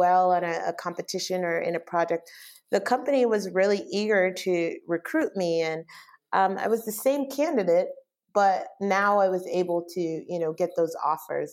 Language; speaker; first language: English; native; English